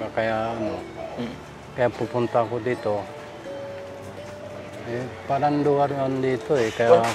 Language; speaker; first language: Filipino; non-native, learner; Japanese